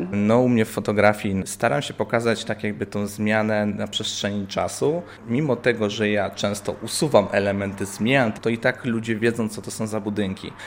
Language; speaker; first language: Polish; native; Polish